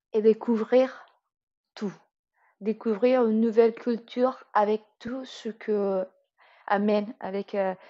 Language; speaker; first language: French; non-native, fluent; Spanish